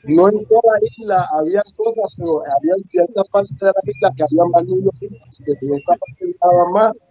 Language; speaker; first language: Spanish; early bilingual, heritage; Spanish